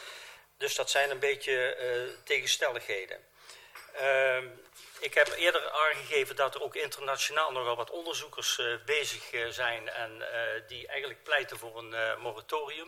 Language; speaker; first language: Dutch; native; Dutch